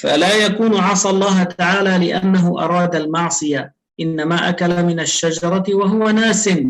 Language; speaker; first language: Arabic; native; Arabic